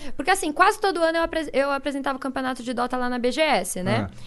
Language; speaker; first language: Portuguese; native; Portuguese